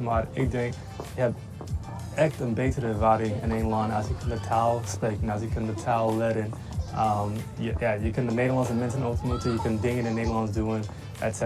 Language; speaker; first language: Dutch; non-native, learner; English